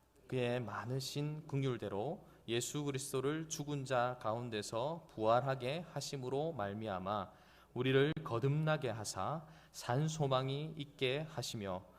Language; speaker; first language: Korean; native; Korean